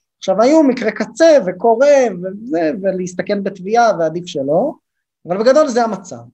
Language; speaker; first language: Hebrew; native; Hebrew